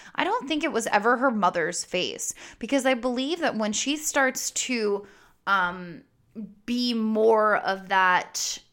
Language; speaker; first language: English; native; English